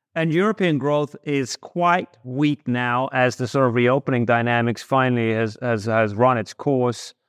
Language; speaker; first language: English; non-native, fluent; Danish